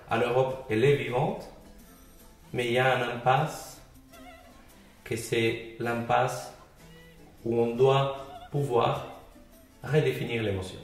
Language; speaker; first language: French; non-native, fluent; Spanish